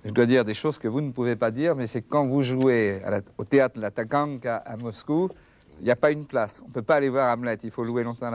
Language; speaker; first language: French; native; French